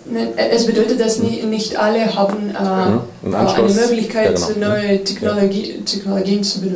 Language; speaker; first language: German; non-native, fluent; Russian